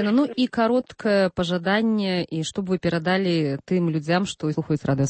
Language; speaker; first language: Belarusian; native; Belarusian